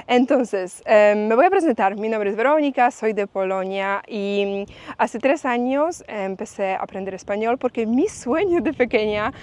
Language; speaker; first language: Spanish; non-native, fluent; Polish